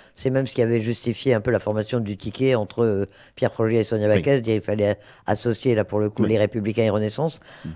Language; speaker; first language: French; native; French